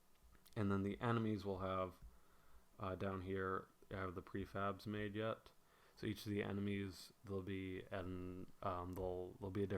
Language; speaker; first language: English; native; English